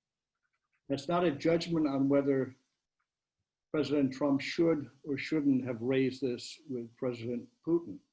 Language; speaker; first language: English; native; English